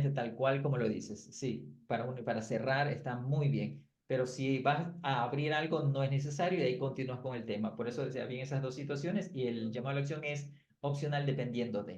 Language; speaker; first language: Spanish; native; Spanish